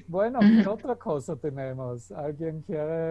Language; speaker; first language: Spanish; non-native, fluent; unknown